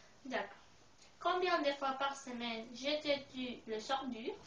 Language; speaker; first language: French; non-native, learner; Spanish